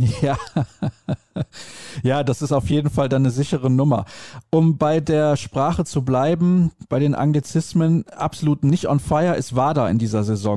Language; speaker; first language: German; native; German